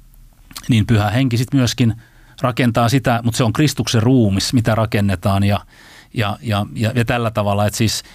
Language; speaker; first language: Finnish; native; Finnish